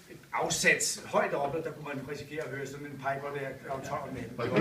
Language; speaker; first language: Danish; native; Danish